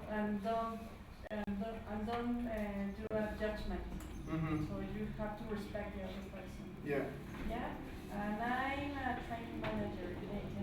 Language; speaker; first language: English; non-native, learner; Spanish